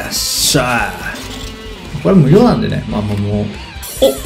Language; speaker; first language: Japanese; native; Japanese